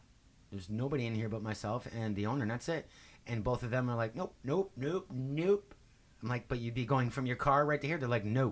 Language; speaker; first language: English; native; English